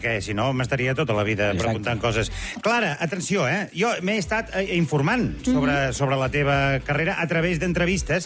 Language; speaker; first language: Catalan; native; Catalan